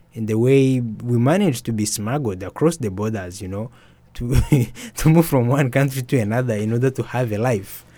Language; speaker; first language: English; early bilingual, other home language; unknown